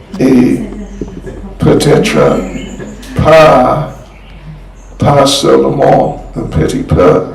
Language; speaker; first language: French; non-native, learner; English